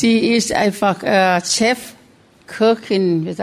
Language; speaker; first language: German; non-native, learner; Thai